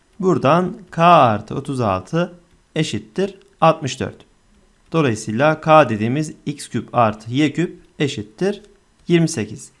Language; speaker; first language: Turkish; native; Turkish